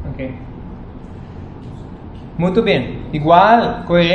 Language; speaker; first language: Portuguese; non-native, fluent; Spanish